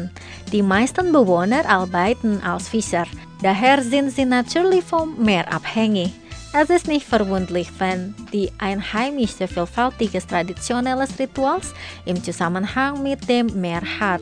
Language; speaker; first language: German; non-native, fluent; Indonesian